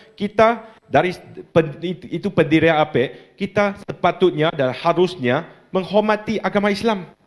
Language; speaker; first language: Malay; non-native, local second language; Chinese